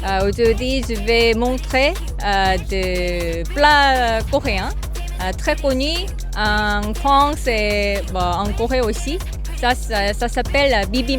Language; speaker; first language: French; non-native, fluent; Korean